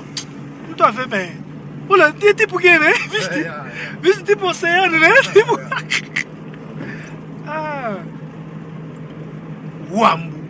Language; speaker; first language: Portuguese; non-native, learner; Lingala